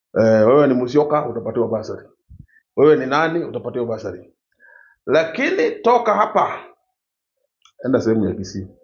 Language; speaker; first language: Swahili; non-native, local second language; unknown